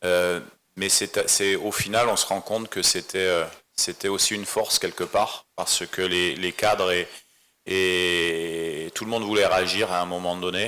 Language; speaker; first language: French; native; French